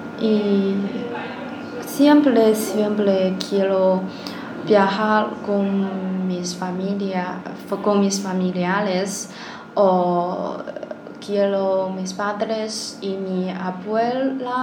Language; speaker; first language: Spanish; non-native, learner; Chinese